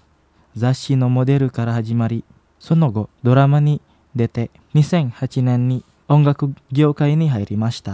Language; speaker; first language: Japanese; non-native, fluent; Indonesian